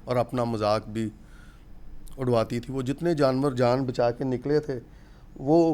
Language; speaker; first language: Urdu; non-native, local second language; Punjabi